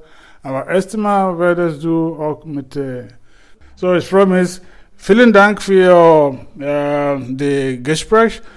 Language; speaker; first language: German; non-native, fluent; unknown